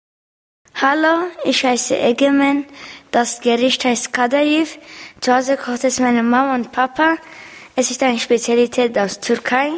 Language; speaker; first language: German; early bilingual, other home language; Turkish